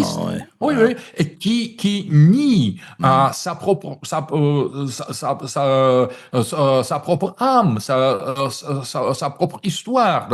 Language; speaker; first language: French; non-native, fluent; Russian